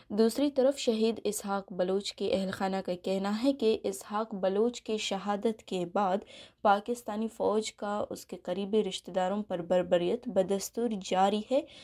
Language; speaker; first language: Urdu; non-native, local second language; Baluchi